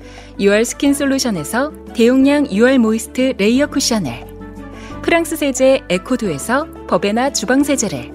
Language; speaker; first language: Korean; native; Korean